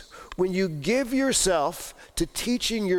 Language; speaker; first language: English; native; English